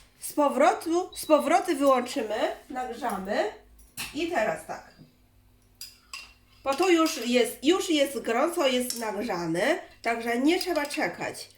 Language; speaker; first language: Polish; non-native, learner; Chinese